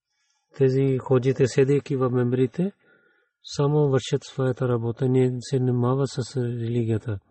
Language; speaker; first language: Bulgarian; non-native, learner; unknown